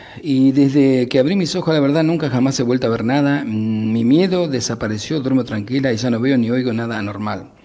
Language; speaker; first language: Spanish; native; Spanish